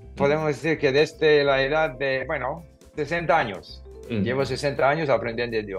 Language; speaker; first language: Spanish; non-native, fluent; English